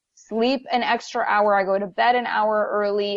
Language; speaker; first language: English; native; English